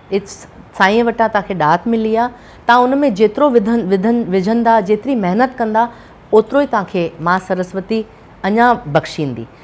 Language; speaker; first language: Sindhi; early bilingual, heritage; Sindhi